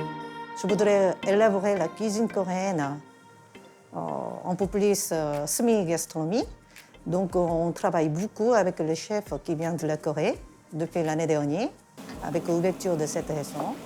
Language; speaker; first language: French; non-native, fluent; Korean